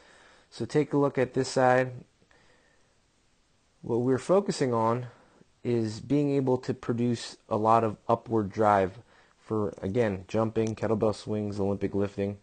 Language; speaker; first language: English; native; English